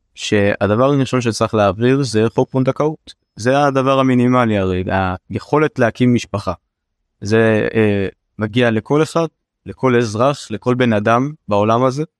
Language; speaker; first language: Hebrew; native; Hebrew